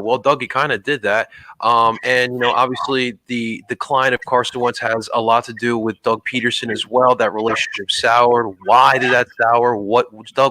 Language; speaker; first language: English; native; English